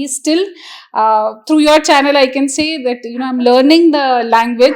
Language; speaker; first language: English; non-native, local second language; Hindi